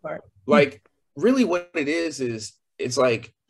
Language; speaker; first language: English; native; English